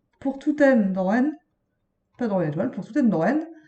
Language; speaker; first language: French; native; French